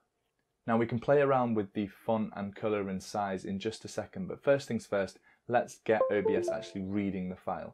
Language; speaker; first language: English; native; English